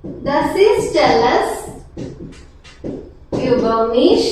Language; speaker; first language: German; non-native, fluent; Malayalam